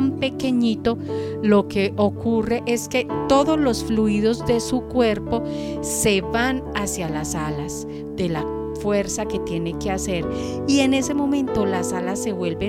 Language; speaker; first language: Spanish; native; Spanish